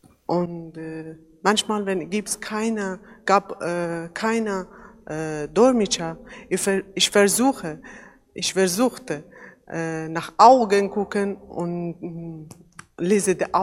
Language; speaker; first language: German; non-native, learner; Persian